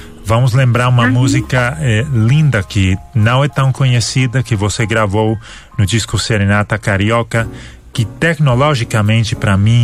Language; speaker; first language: Portuguese; non-native, fluent; Spanish